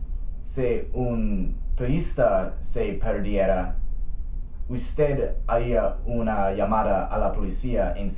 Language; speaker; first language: Spanish; non-native, fluent; English